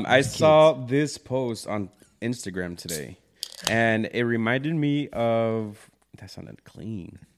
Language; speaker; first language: English; early bilingual, other home language; Spanish